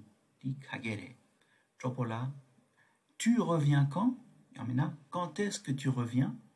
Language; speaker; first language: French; non-native, fluent; Tibetan